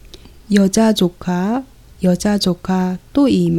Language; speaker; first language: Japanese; non-native, fluent; Korean